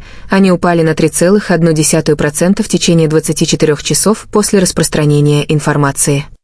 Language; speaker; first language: Russian; native; Russian